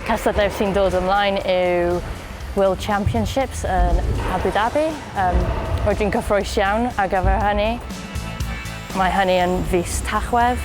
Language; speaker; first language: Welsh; non-native, local second language; English